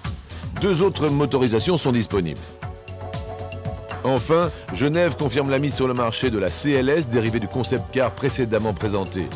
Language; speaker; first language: French; native; French